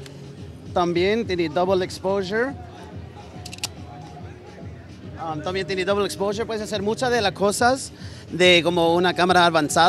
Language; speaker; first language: Spanish; early bilingual, heritage; English